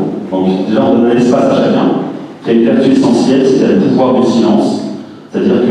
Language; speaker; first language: French; native; French